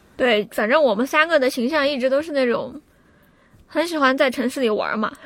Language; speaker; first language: Chinese; non-native, fluent; Japanese